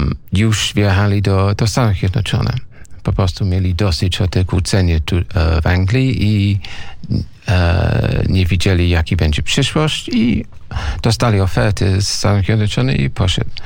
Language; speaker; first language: Polish; non-native, fluent; English